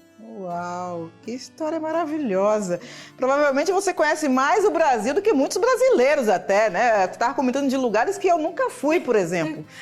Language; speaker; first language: Portuguese; native; Portuguese